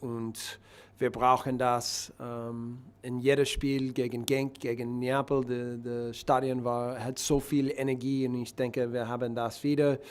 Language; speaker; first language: German; non-native, learner; English